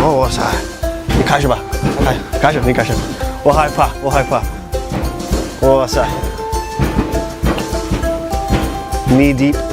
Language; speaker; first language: Chinese; non-native, learner; English